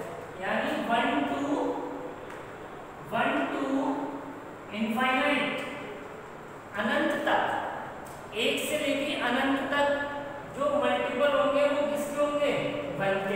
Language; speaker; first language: Hindi; native; Hindi